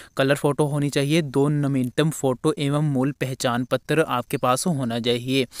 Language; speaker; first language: Hindi; non-native, local second language; Punjabi